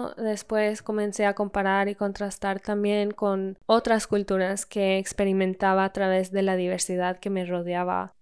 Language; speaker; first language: Spanish; early bilingual, heritage; Spanish